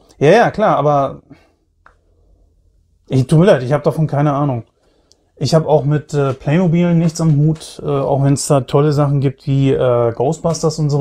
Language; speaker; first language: German; native; German